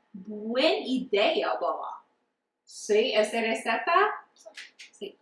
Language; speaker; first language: Spanish; non-native, learner; English